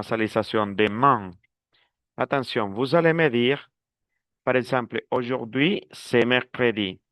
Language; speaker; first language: French; non-native, fluent; Spanish